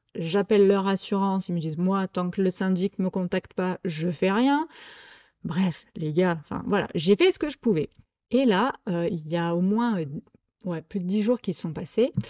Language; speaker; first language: French; native; French